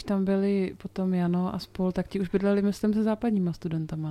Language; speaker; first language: Czech; native; Czech